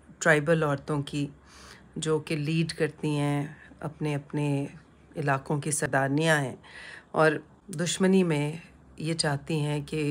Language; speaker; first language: Urdu; native; Urdu